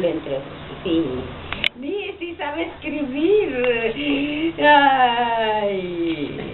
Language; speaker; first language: Spanish; native; Spanish